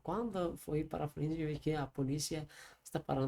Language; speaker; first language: Portuguese; non-native, learner; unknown